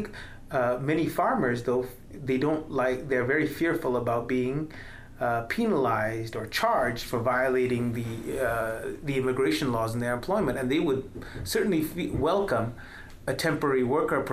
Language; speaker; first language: English; non-native, local second language; Tamil